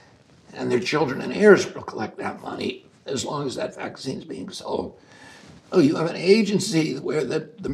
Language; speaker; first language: English; native; English